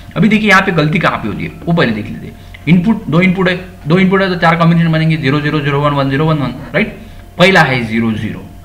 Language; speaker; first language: Hindi; non-native, local second language; Marathi